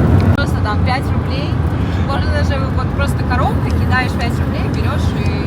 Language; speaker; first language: Russian; native; Russian